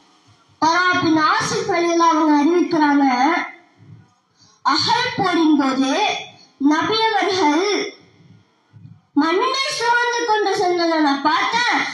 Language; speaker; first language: Tamil; native; Tamil